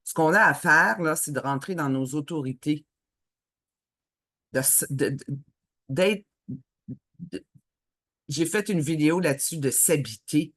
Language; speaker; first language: French; native; French